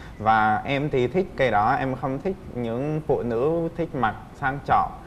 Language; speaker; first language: Vietnamese; non-native, fluent; Czech